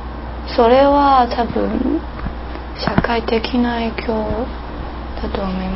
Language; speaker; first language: Japanese; non-native, learner; English